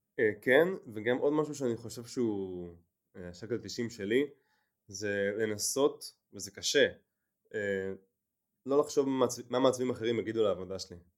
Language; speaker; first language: Hebrew; native; Hebrew